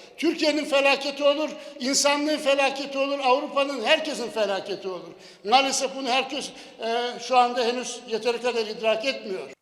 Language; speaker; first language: Turkish; native; Turkish